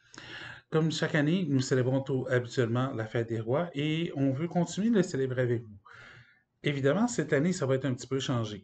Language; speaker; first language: French; native; French